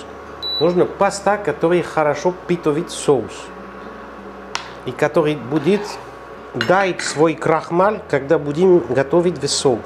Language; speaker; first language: Russian; non-native, learner; French